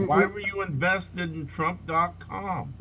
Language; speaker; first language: English; native; English